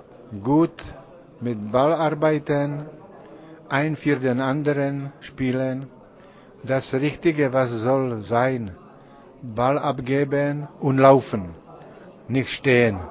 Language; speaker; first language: German; non-native, learner; Czech